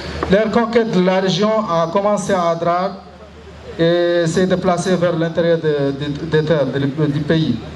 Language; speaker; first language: French; non-native, local second language; Arabic